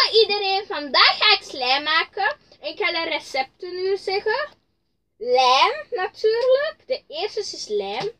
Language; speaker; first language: Dutch; early bilingual, other home language; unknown